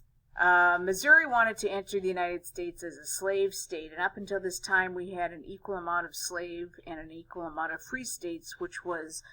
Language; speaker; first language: English; native; English